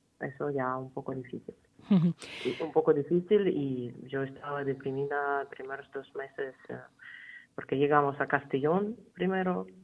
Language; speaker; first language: Spanish; non-native, fluent; Ukrainian